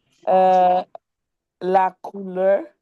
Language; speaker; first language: French; non-native, learner; English